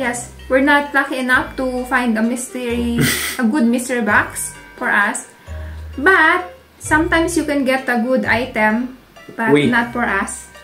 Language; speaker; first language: English; non-native, local second language; Filipino